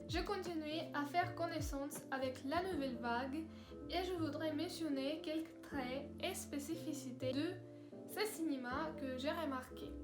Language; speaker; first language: French; non-native, learner; Russian